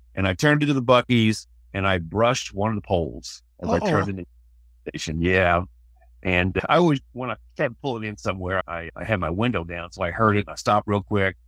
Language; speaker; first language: English; native; English